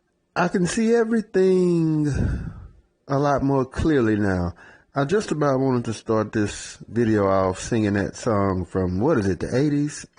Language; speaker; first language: English; native; English